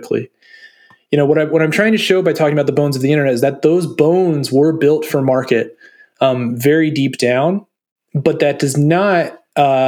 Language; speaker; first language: English; native; English